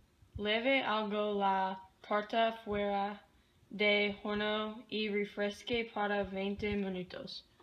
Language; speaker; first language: Spanish; non-native, learner; English